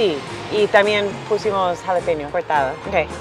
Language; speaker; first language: Spanish; early bilingual, other home language; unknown